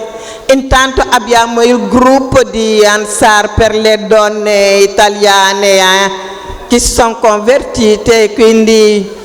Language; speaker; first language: Italian; non-native, fluent; Wolof